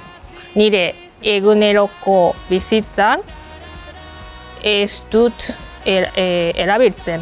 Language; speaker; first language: Basque; non-native, learner; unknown